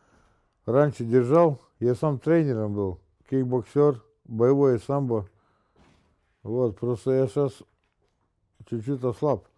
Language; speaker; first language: Russian; native; Russian